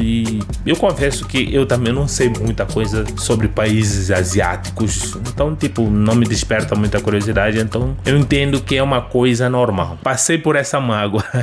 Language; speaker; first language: Portuguese; non-native, local second language; Upper Guinea Crioulo